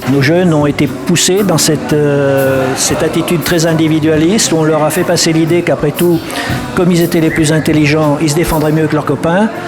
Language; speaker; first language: French; native; French